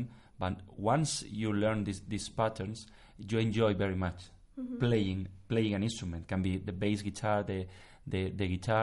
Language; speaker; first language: English; non-native, fluent; Spanish